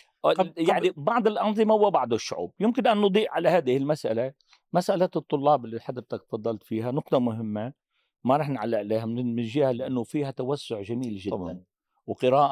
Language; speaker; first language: Arabic; native; Arabic